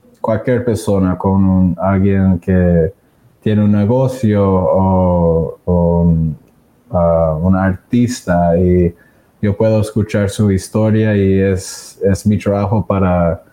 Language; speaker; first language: Spanish; early bilingual, other home language; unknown